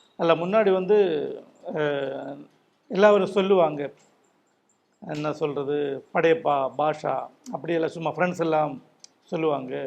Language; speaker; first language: Tamil; non-native, local second language; Malayalam